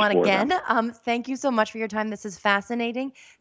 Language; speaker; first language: English; native; English